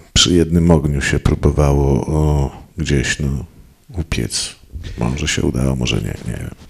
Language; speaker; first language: Polish; native; Polish